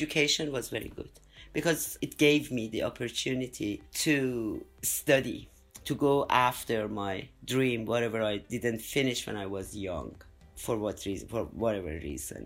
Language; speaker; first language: English; non-native, fluent; Persian